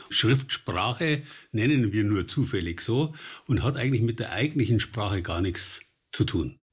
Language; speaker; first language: German; native; German